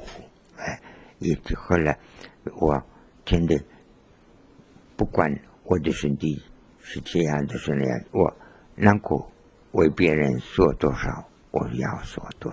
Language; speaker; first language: Chinese; non-native, learner; Spanish